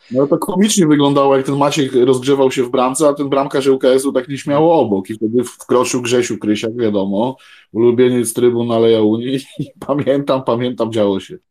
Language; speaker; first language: Polish; native; Polish